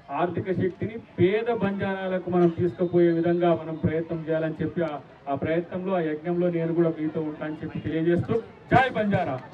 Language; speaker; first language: Telugu; native; Telugu